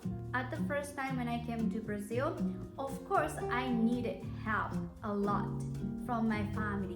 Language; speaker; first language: English; non-native, fluent; Japanese